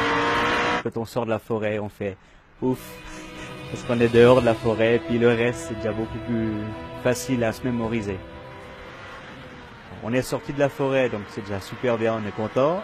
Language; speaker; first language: French; native; French